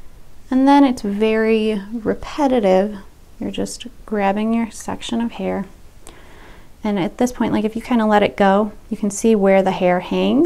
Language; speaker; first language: English; native; English